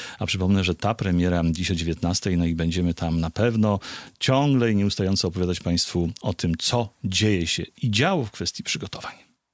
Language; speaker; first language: Polish; native; Polish